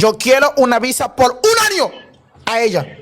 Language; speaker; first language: Spanish; non-native, learner; Haitian Creole